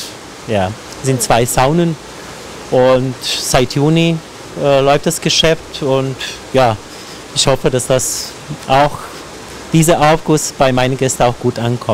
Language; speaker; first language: German; non-native, fluent; Croatian